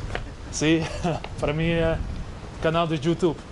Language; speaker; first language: Portuguese; non-native, learner; English